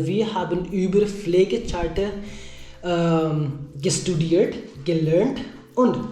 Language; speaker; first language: German; non-native, learner; Hindi